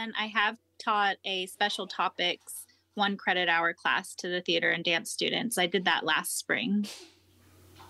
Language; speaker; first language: English; native; English